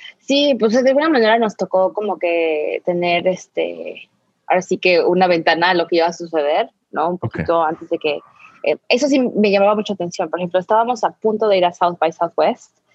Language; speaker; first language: Spanish; native; Spanish